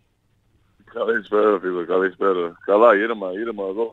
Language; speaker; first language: Greek; non-native, learner; Portuguese